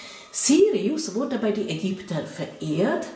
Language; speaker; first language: German; non-native, fluent; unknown